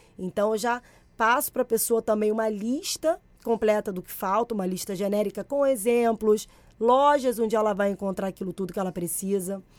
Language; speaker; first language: Portuguese; early bilingual, other home language; Spanish